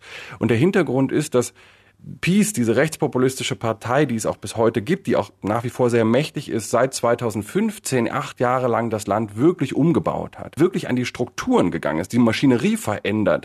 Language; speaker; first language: German; native; German